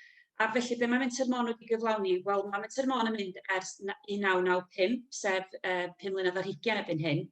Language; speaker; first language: Welsh; native; Welsh